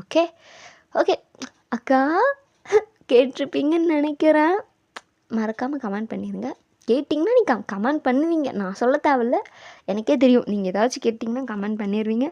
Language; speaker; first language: Tamil; native; Tamil